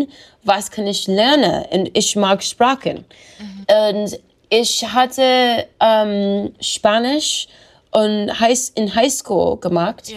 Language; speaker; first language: German; non-native, learner; English